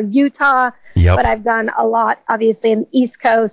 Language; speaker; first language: English; native; English